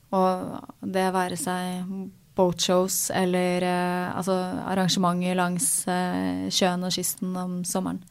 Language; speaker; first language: Norwegian; native; Norwegian